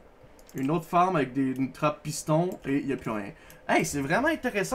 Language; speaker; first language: French; native; French